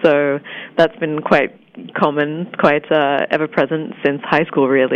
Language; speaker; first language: English; native; English